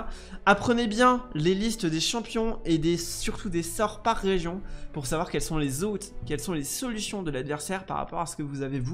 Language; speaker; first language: French; native; French